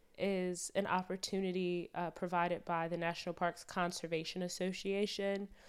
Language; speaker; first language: English; native; English